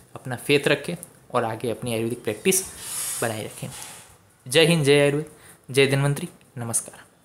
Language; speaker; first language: Hindi; non-native, local second language; Gujarati